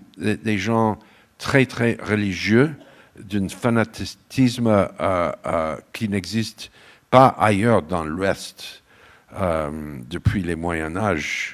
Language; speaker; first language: French; non-native, fluent; English